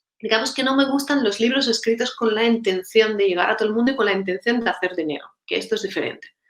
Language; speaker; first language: Spanish; non-native, fluent; Russian